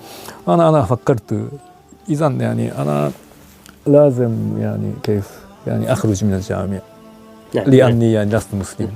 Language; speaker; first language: Arabic; non-native, learner; Japanese